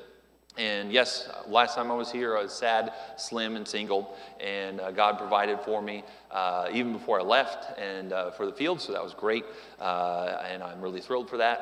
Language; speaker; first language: English; native; English